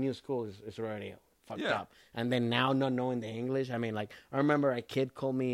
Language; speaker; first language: English; early bilingual, other home language; Spanish